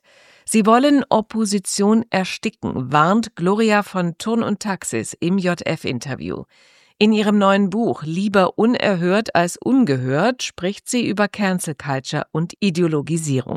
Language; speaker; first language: German; native; German